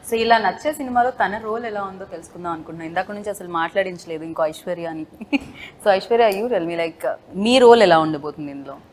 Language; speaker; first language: Telugu; native; Telugu